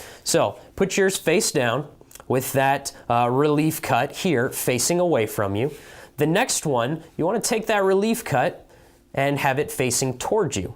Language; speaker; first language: English; native; English